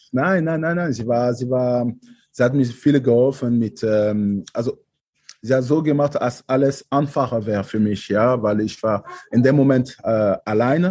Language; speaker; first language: German; non-native, fluent; French